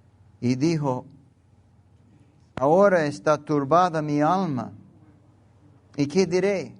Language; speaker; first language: Spanish; non-native, learner; English